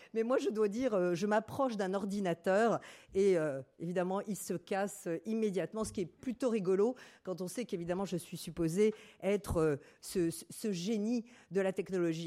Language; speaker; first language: French; native; French